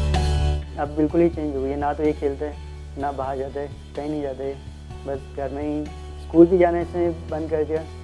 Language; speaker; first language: Hindi; native; Hindi